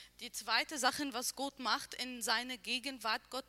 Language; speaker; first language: German; non-native, learner; Arabic